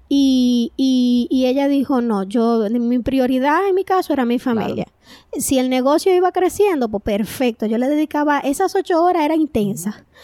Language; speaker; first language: Spanish; native; Spanish